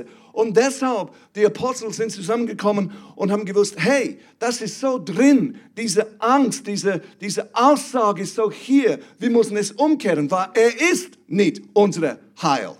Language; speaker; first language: German; non-native, fluent; English